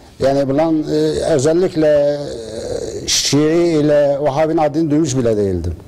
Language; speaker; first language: Turkish; non-native, local second language; Arabic